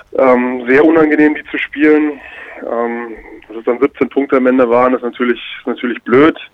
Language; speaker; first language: German; native; German